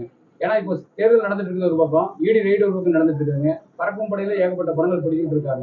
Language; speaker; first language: Tamil; native; Tamil